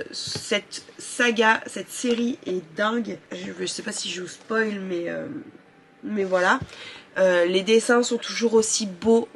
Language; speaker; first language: French; native; French